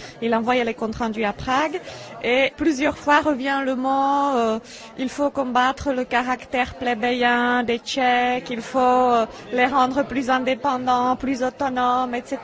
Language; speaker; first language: French; non-native, fluent; Czech